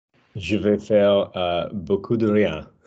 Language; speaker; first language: French; non-native, learner; English